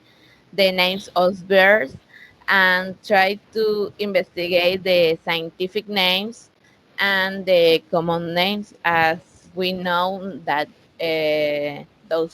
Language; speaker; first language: English; non-native, learner; Spanish